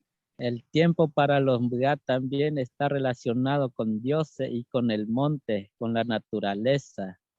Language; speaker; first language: Spanish; non-native, local second language; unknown